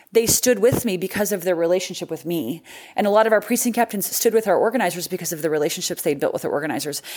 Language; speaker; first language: English; native; English